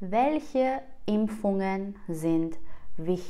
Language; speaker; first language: German; non-native, fluent; Persian